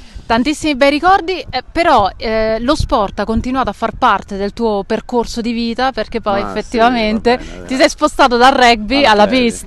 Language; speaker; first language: Italian; native; Italian